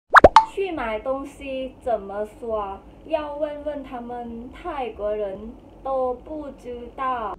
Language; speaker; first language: Chinese; non-native, learner; Thai